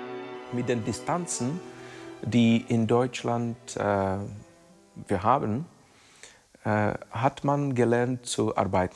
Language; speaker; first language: German; non-native, fluent; Czech